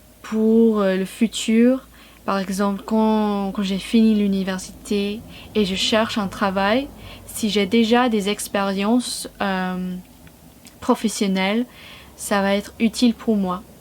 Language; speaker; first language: French; non-native, fluent; English